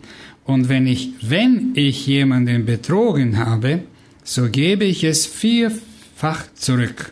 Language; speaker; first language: German; non-native, fluent; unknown